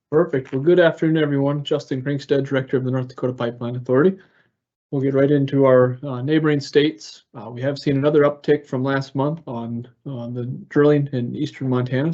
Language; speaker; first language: English; native; English